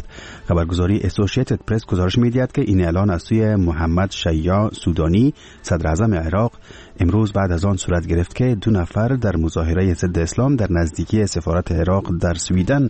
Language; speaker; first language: Persian; native; Persian